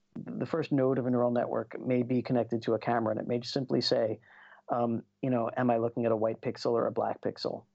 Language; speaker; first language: English; native; English